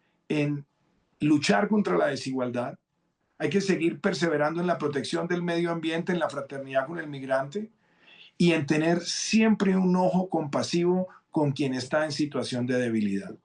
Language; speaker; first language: Spanish; native; Spanish